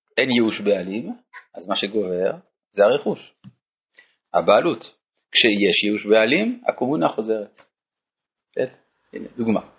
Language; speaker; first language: Hebrew; non-native, fluent; French